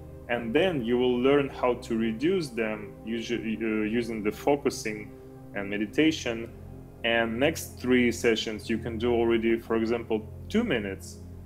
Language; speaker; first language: English; non-native, fluent; Ukrainian